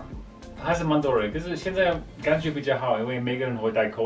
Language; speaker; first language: Chinese; non-native, fluent; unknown